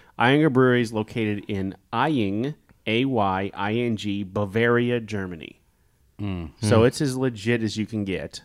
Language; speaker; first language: English; native; English